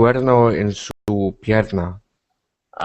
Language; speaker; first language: Spanish; non-native, learner; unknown